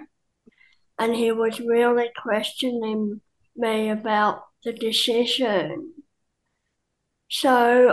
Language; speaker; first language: English; native; English